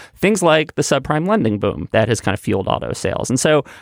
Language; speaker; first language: English; native; English